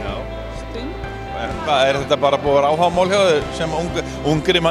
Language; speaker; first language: Icelandic; native; Icelandic